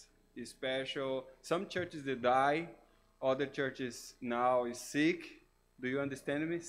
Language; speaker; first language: English; non-native, learner; Portuguese